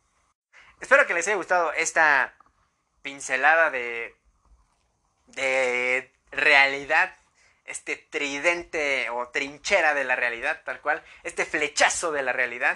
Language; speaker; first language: Spanish; native; Spanish